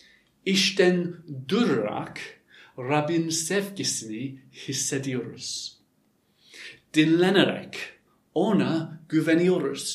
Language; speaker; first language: Turkish; non-native, fluent; English